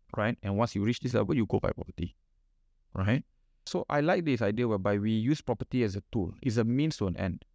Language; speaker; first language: English; non-native, local second language; Malay